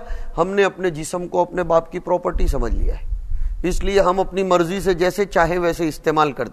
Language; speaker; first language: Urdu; non-native, local second language; Gujarati